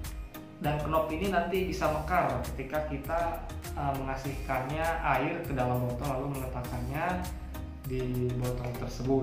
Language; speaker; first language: Indonesian; native; Indonesian